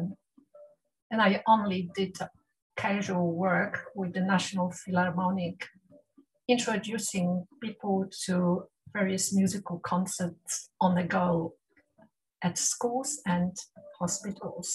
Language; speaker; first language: English; non-native, fluent; Polish